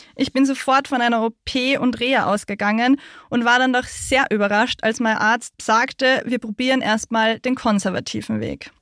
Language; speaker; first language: German; native; German